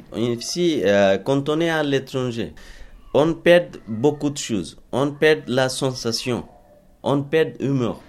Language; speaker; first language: French; non-native, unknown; Bangla